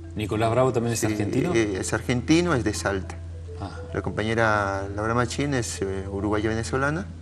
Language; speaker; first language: Spanish; native; Spanish